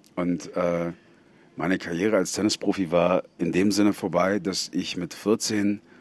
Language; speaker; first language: German; native; German